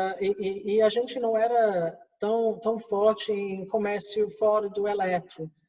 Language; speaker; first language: Portuguese; non-native, fluent; English